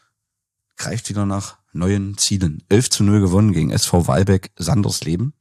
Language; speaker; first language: German; native; German